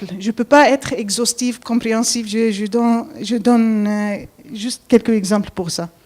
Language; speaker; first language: French; non-native, fluent; Arabic